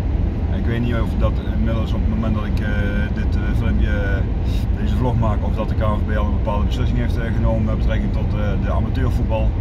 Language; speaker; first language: Dutch; native; Dutch